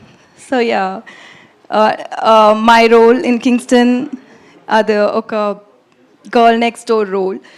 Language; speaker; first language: Telugu; non-native, local second language; Tamil